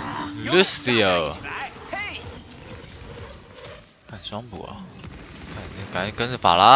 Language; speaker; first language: Chinese; native; Chinese